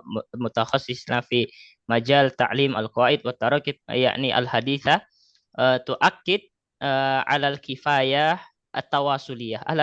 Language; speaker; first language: Arabic; non-native, fluent; Indonesian